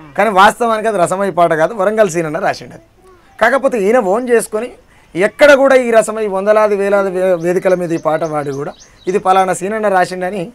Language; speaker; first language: Telugu; native; Telugu